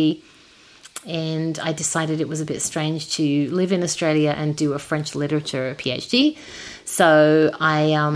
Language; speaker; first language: English; native; English